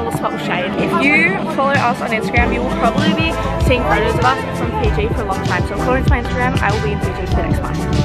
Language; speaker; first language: English; native; English